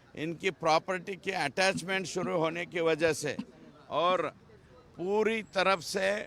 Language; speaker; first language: Hindi; non-native, local second language; Marathi